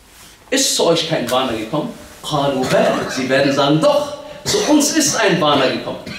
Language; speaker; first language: German; early bilingual, other home language; Arabic